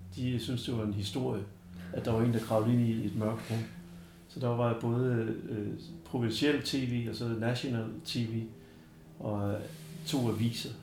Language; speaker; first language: Danish; early bilingual, other home language; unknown